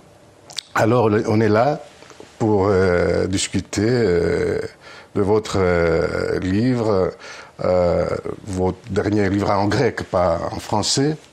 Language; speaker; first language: French; non-native, fluent; Greek